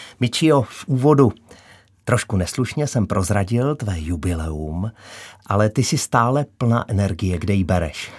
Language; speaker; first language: Czech; native; Czech